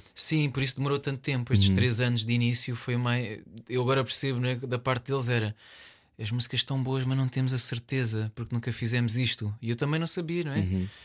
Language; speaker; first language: Portuguese; native; Portuguese